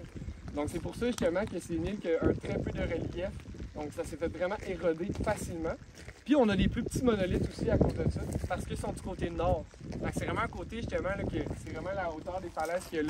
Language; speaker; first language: French; native; French